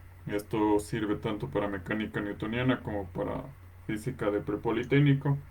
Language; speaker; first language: Spanish; native; Spanish